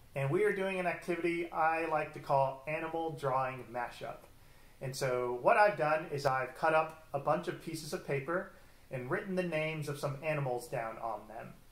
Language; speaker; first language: English; native; English